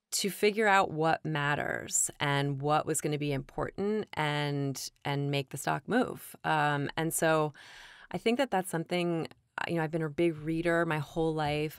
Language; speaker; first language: English; native; English